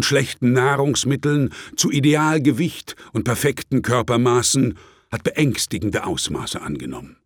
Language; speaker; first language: German; native; German